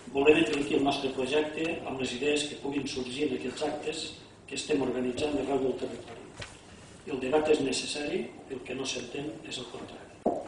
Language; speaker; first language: Catalan; native; Catalan